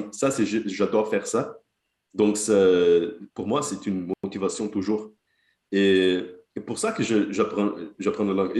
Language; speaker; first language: French; non-native, fluent; Portuguese